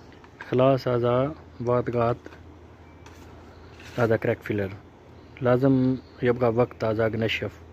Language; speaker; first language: Arabic; non-native, learner; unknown